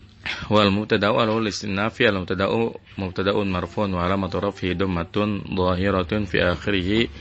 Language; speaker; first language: Arabic; non-native, fluent; Indonesian